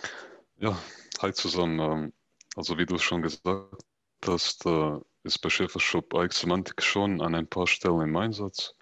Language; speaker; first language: German; native; German